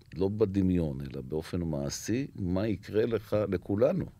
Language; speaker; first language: Hebrew; native; Hebrew